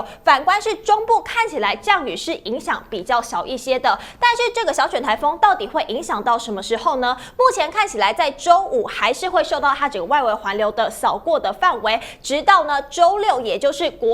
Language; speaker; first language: Chinese; native; Chinese